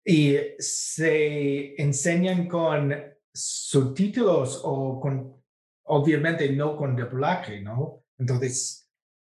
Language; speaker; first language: Spanish; non-native, fluent; English